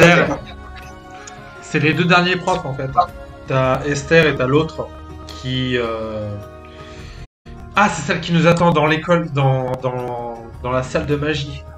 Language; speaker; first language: French; native; French